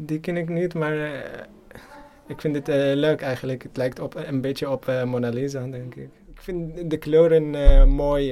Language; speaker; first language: Dutch; non-native, learner; Arabic